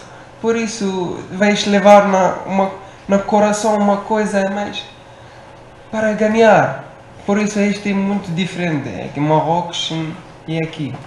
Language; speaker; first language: Portuguese; non-native, learner; Arabic